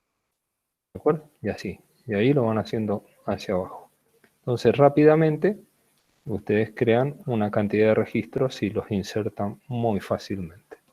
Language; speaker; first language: Spanish; native; Spanish